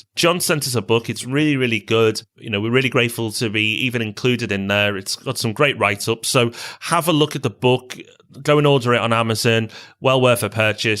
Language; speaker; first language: English; native; English